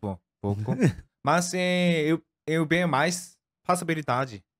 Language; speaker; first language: Portuguese; non-native, learner; Korean